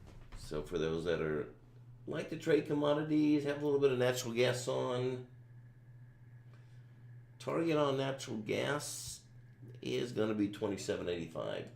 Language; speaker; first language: English; native; English